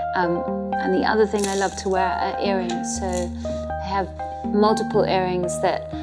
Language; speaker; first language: English; native; English